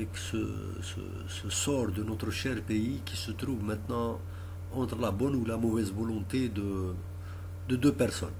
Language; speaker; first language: French; non-native, local second language; Arabic